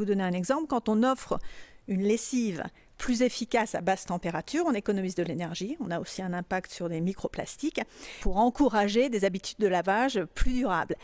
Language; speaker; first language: French; native; French